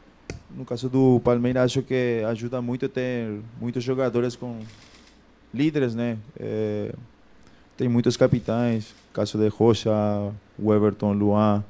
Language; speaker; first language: Portuguese; non-native, fluent; Spanish